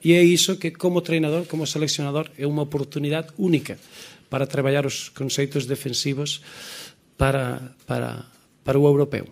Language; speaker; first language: Portuguese; non-native, fluent; Spanish